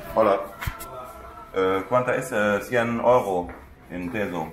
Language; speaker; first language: Spanish; non-native, learner; German